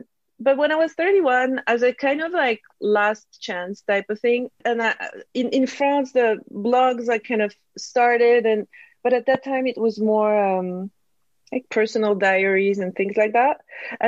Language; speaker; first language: English; non-native, fluent; French